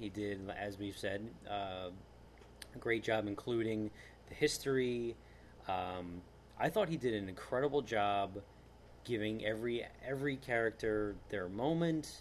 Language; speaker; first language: English; native; English